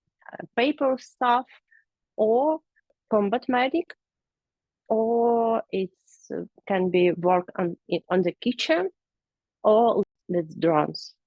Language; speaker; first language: English; non-native, learner; Ukrainian